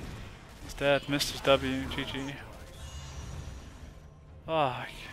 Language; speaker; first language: English; native; English